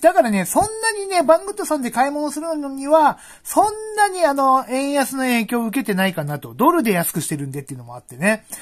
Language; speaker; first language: Japanese; native; Japanese